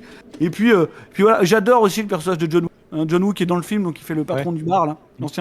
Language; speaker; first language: French; native; French